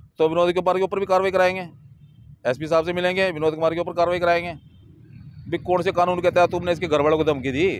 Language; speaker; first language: Hindi; native; Hindi